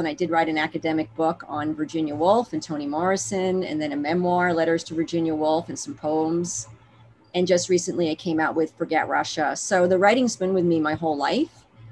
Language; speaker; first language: English; native; English